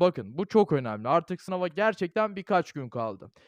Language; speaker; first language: Turkish; native; Turkish